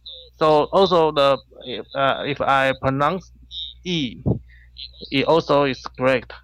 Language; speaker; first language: English; non-native, learner; Chinese